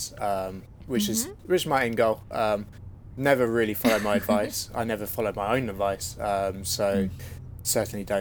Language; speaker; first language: English; native; English